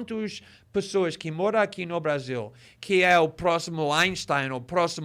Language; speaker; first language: Portuguese; non-native, fluent; English